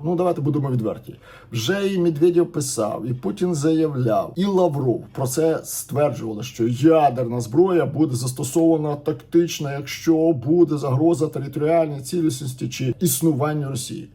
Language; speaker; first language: Ukrainian; native; Ukrainian